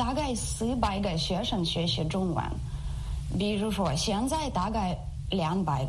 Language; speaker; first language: Chinese; non-native, learner; Ukrainian